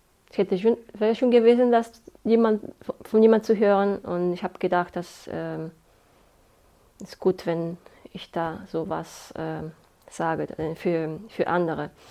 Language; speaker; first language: German; non-native, fluent; Spanish